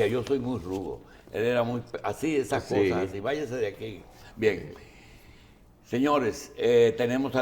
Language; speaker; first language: Spanish; native; Spanish